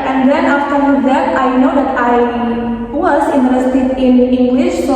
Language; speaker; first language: English; non-native, fluent; Indonesian